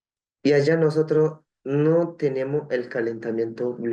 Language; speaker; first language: Spanish; non-native, local second language; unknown